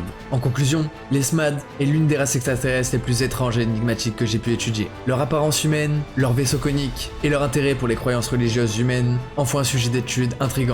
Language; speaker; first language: French; native; French